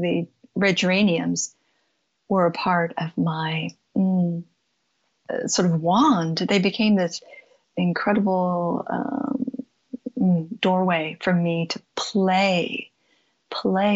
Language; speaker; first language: English; native; English